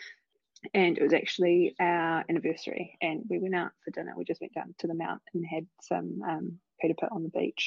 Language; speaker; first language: English; native; English